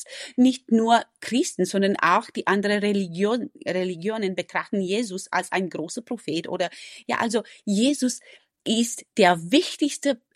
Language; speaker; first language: German; non-native, fluent; Romanian